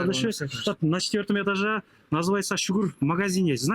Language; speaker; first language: Russian; non-native, learner; Kyrgyz